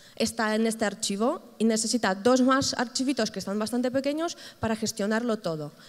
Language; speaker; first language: Spanish; non-native, fluent; Polish